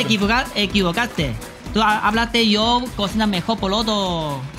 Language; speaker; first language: Spanish; non-native, learner; Chinese